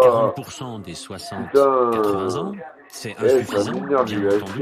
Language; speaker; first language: French; native; French